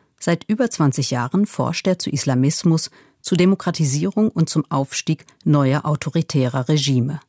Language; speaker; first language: German; native; German